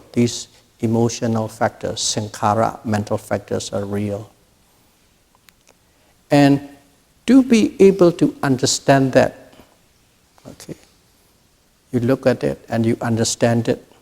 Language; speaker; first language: English; non-native, fluent; Burmese